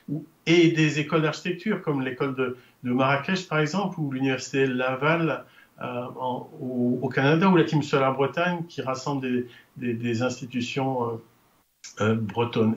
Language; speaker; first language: French; native; French